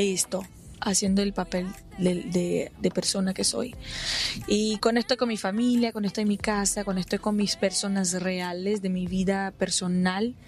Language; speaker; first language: Spanish; non-native, fluent; Portuguese